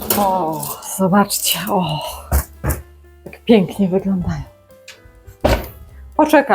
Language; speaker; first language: Polish; native; Polish